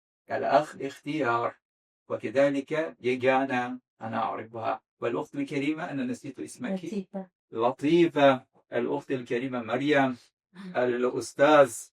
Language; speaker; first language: Arabic; non-native, fluent; Azerbaijani